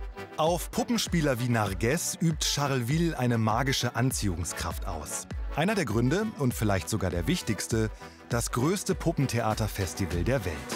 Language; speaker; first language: German; native; German